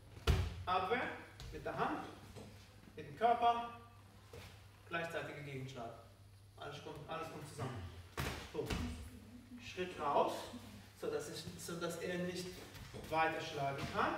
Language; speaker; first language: German; non-native, fluent; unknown